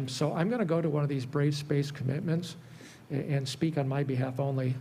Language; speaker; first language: English; native; English